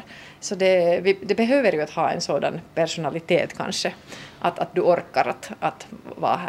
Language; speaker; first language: Swedish; non-native, local second language; Finnish